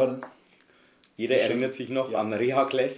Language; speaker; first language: German; native; German